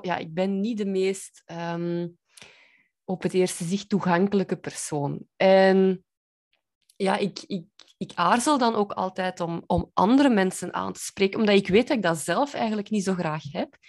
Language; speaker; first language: Dutch; native; Dutch